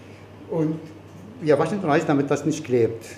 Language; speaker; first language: German; non-native, fluent; Arabic